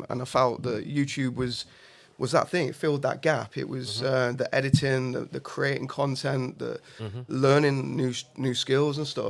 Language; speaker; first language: English; native; English